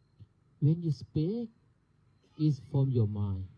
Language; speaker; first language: English; non-native, learner; Thai